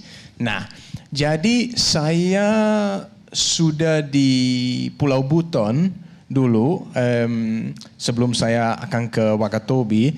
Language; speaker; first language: Indonesian; non-native, learner; Danish